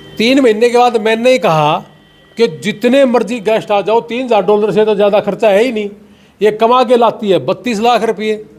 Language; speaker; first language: Hindi; native; Hindi